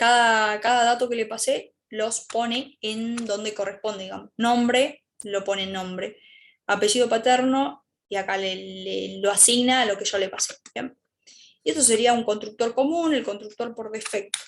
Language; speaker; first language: Spanish; native; Spanish